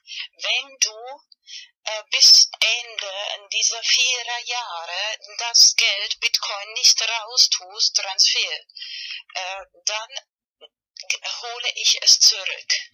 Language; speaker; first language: German; non-native, fluent; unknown